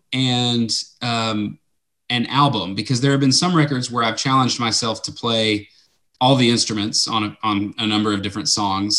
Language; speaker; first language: English; native; English